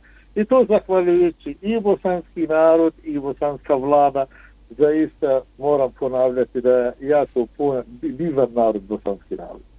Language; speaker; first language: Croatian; non-native, fluent; Arabic